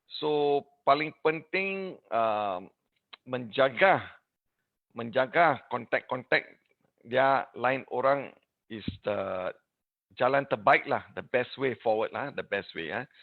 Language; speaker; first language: Indonesian; non-native, learner; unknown